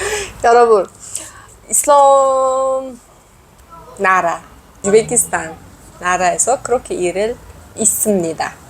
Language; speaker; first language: Korean; non-native, learner; Uzbek